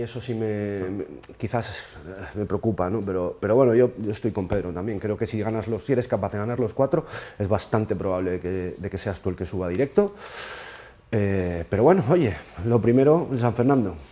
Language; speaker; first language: Spanish; native; Spanish